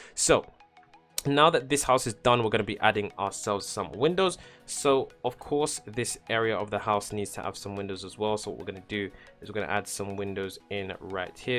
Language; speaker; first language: English; native; English